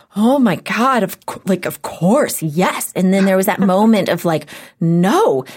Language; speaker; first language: English; native; English